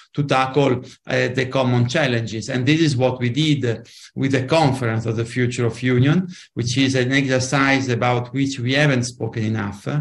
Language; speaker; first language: English; non-native, fluent; Italian